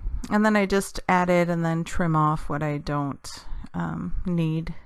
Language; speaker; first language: English; native; English